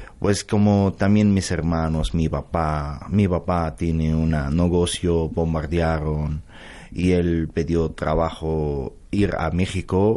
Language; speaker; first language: Spanish; non-native, learner; Arabic